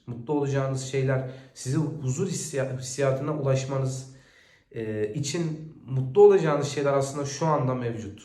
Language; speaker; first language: Turkish; native; Turkish